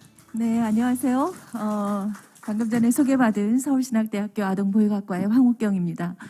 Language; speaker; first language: Korean; native; Korean